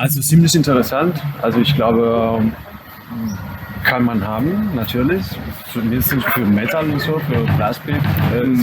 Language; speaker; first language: German; non-native, fluent; Spanish